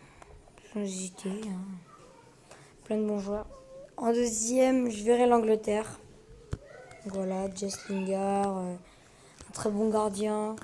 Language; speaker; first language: French; early bilingual, other home language; Portuguese